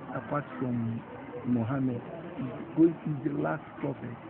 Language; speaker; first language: English; non-native, local second language; Yoruba